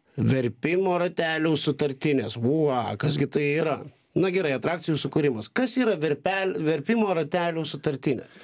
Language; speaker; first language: Lithuanian; native; Lithuanian